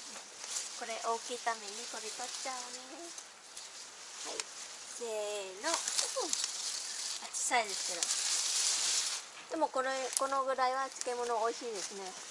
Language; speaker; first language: Japanese; non-native, learner; Vietnamese